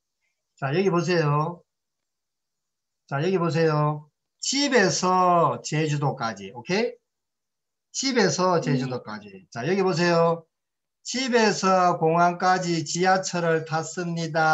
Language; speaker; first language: Korean; non-native, fluent; Spanish